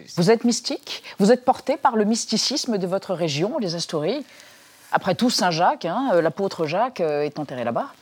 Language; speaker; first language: French; native; French